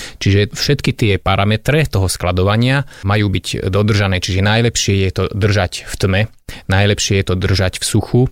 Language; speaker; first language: Slovak; non-native, local second language; Hungarian